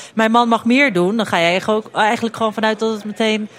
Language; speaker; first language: Dutch; early bilingual, other home language; Turkish